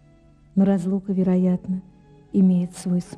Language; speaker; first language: Russian; native; Russian